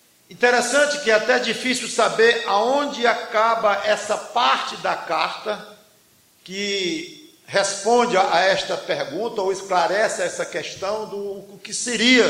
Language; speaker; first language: Portuguese; native; Portuguese